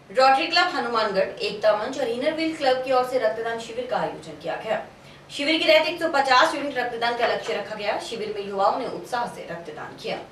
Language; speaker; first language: Hindi; native; Hindi